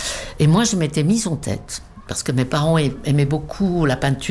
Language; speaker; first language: French; non-native, fluent; Czech